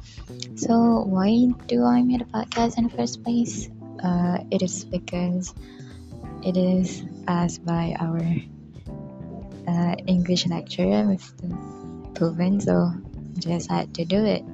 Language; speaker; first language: English; non-native, local second language; Malay